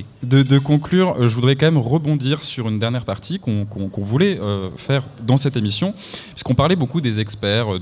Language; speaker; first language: French; native; French